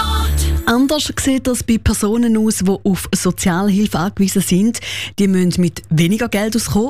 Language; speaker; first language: German; native; German